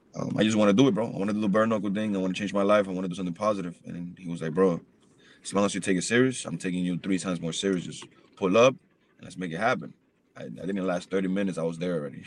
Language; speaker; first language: English; early bilingual, other home language; Spanish